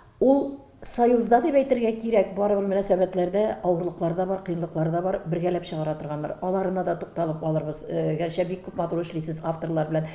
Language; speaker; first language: Tatar; native; Tatar